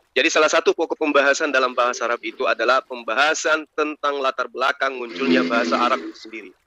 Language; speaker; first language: Indonesian; native; Indonesian